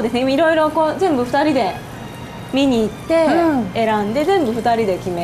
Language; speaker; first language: Japanese; native; Japanese